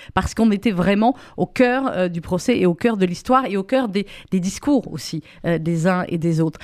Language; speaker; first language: French; native; French